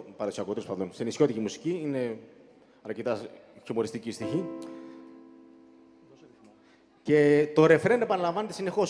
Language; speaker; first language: Greek; native; Greek